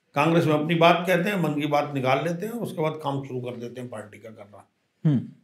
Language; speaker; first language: Hindi; native; Hindi